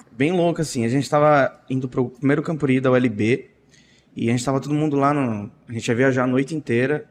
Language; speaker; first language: Portuguese; native; Portuguese